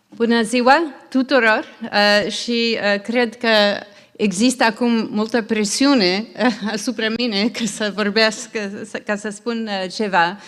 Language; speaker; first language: Romanian; non-native, learner; English